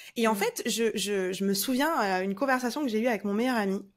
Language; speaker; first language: French; native; French